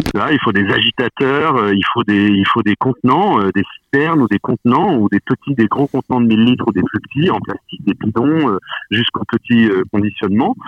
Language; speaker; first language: French; native; French